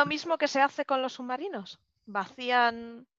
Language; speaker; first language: Spanish; native; Spanish